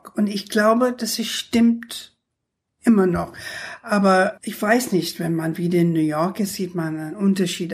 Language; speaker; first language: German; non-native, fluent; English